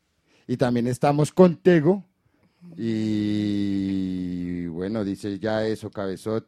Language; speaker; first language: Spanish; native; Spanish